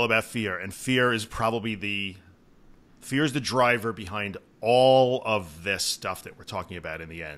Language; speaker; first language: English; native; English